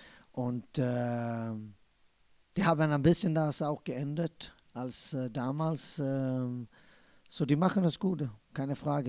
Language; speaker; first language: German; non-native, fluent; Swedish